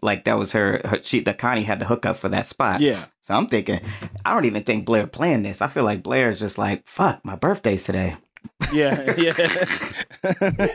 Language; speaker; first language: English; native; English